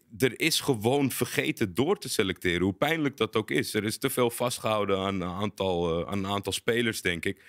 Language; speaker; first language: Dutch; native; Dutch